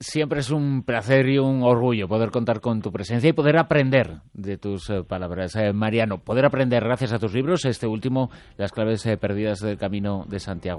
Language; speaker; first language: Spanish; native; Spanish